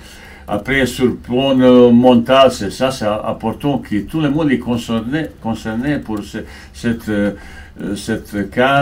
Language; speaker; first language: French; non-native, fluent; Bosnian